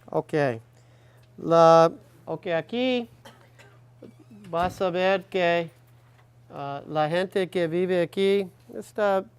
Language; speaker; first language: Spanish; non-native, learner; English